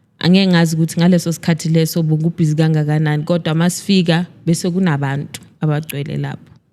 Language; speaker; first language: Zulu; native; Zulu